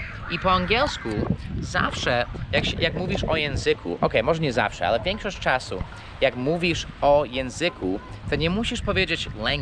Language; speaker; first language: Polish; non-native, fluent; English